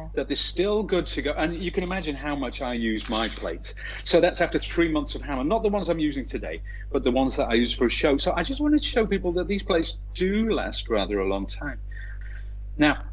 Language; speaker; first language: English; native; English